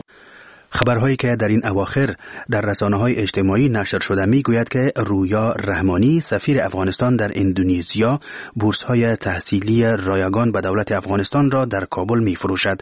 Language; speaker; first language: Persian; native; Persian